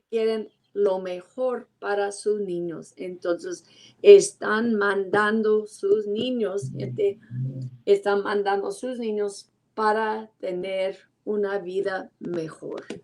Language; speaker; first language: Spanish; non-native, learner; English